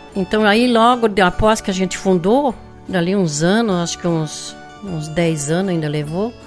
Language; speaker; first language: Portuguese; native; Portuguese